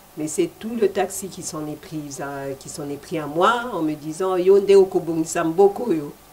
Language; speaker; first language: French; non-native, local second language; Lingala